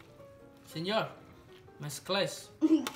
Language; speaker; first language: Spanish; non-native, learner; English